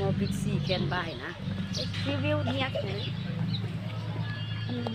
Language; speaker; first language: English; non-native, learner; Thai